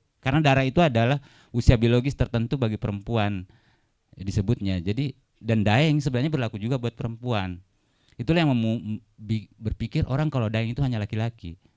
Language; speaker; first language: Indonesian; non-native, local second language; Buginese